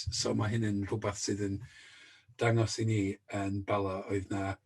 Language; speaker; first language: Welsh; native; Welsh